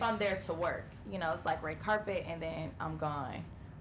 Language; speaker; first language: English; native; English